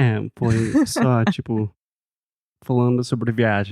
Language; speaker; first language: Portuguese; non-native, fluent; English